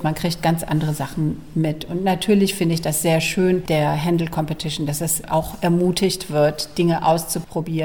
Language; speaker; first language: German; native; German